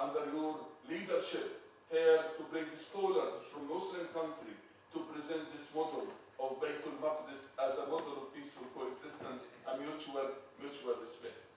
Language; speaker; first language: English; non-native, fluent; Arabic